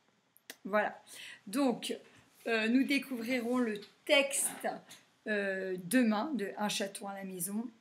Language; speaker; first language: French; native; French